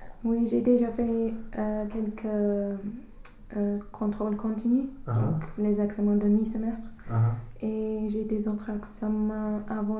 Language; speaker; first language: French; non-native, learner; English